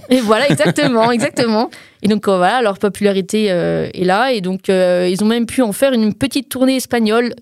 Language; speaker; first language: French; native; French